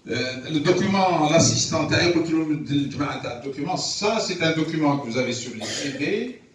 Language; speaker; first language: French; non-native, local second language; Arabic